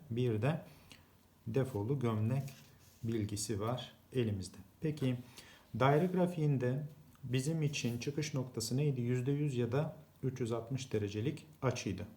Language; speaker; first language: Turkish; native; Turkish